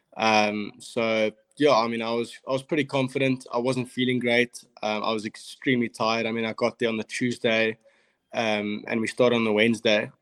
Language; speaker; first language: English; native; English